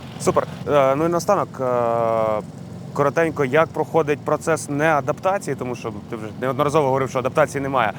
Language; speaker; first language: Ukrainian; native; Ukrainian